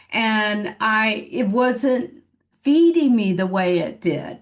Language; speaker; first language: English; native; English